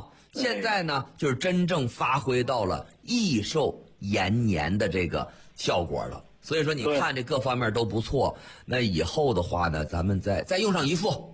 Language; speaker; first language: Chinese; native; Chinese